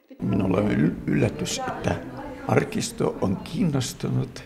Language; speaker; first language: Finnish; non-native, local second language; Russian